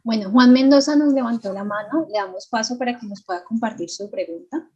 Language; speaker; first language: Spanish; native; Spanish